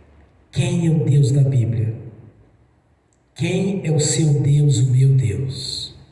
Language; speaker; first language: Portuguese; native; Portuguese